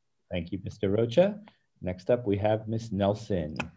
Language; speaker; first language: English; early bilingual, other home language; Spanish